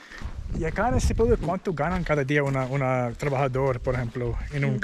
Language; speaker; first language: Spanish; non-native, learner; English